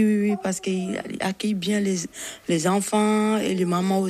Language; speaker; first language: French; non-native, learner; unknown